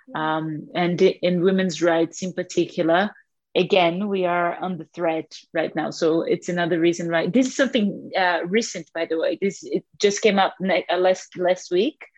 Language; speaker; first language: English; non-native, fluent; Portuguese